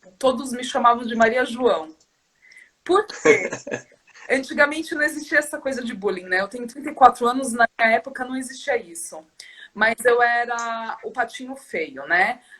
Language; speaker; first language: Portuguese; native; Portuguese